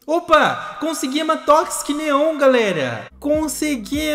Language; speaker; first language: Portuguese; native; Portuguese